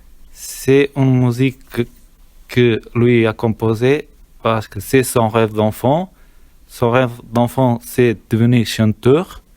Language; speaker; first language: French; non-native, learner; Portuguese